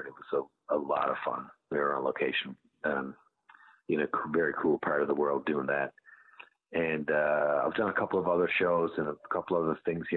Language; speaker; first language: English; native; English